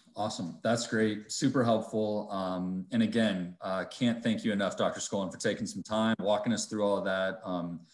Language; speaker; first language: English; native; English